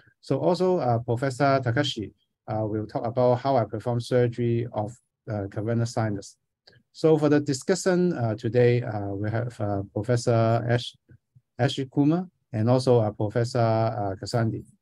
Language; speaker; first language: English; non-native, fluent; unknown